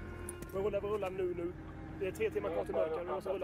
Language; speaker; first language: Swedish; native; Swedish